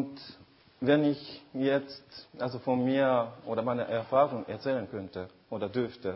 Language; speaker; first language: German; non-native, fluent; Japanese